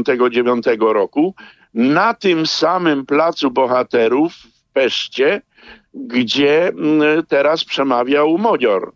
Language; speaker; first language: Polish; native; Polish